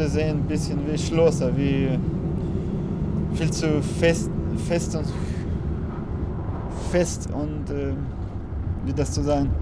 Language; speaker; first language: German; non-native, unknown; Russian